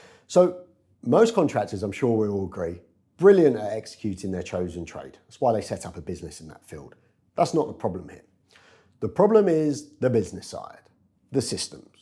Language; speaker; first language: English; native; English